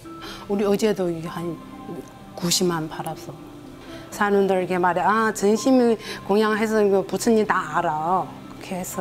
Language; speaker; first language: Korean; non-native, learner; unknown